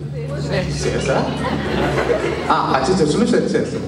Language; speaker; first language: Russian; non-native, learner; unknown